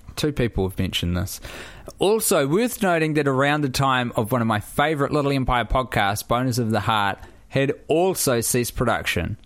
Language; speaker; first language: English; native; English